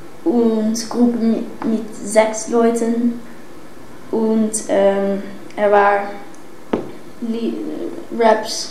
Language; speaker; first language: German; non-native, learner; Dutch